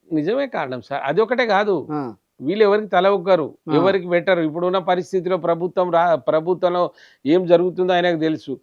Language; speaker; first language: Telugu; non-native, local second language; Lambadi